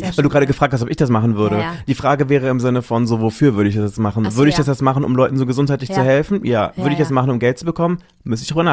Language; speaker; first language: German; native; German